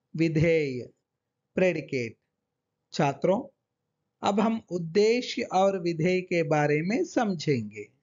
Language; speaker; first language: Hindi; non-native, local second language; Telugu